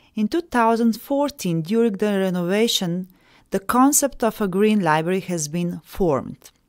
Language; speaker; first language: English; non-native, fluent; Slovenian